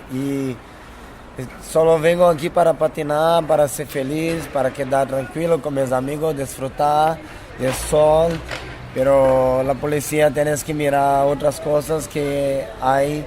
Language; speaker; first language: Spanish; non-native, fluent; Portuguese